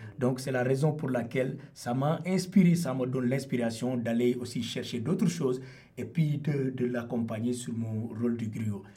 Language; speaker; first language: French; non-native, local second language; Wolof